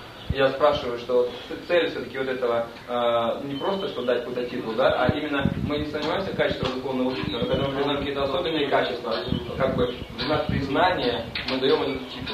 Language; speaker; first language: Russian; native; Russian